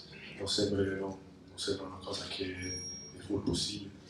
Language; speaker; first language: Spanish; non-native, fluent; English